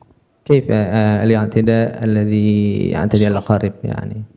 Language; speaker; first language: Arabic; non-native, learner; Indonesian